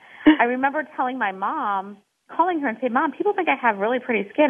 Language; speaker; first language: English; native; English